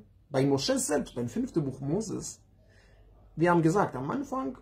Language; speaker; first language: German; non-native, learner; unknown